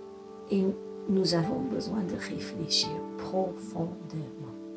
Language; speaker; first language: French; non-native, fluent; English